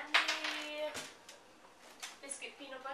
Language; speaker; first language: Arabic; non-native, learner; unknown